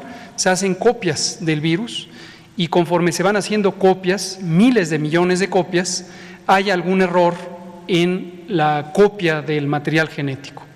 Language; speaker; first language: Spanish; native; Spanish